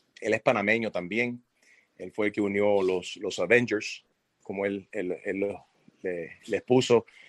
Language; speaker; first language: Spanish; early bilingual, heritage; Spanish